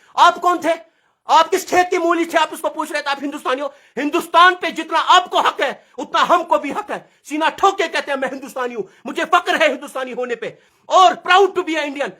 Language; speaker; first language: Urdu; non-native, local second language; Kashmiri